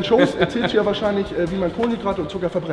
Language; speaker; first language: German; native; German